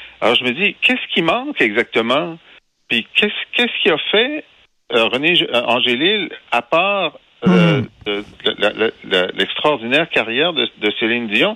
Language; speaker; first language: French; native; French